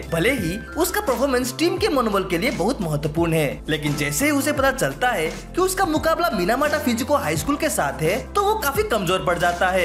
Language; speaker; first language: Hindi; native; Hindi